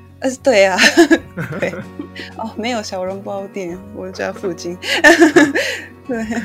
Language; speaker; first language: Chinese; non-native, learner; Japanese